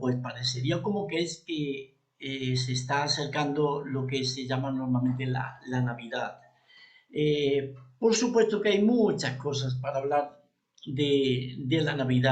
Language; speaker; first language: Spanish; native; Spanish